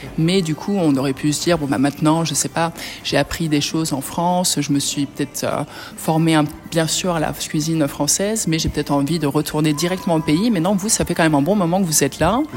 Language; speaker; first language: French; native; French